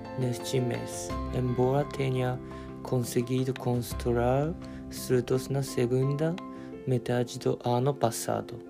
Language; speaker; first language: Portuguese; non-native, learner; Japanese